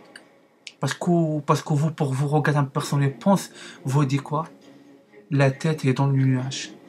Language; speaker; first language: French; non-native, learner; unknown